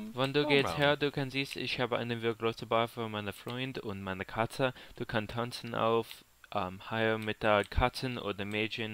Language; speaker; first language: German; non-native, learner; English